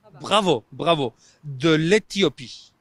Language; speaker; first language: French; non-native, fluent; English